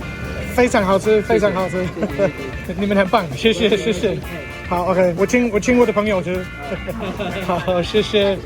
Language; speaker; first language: Chinese; non-native, learner; English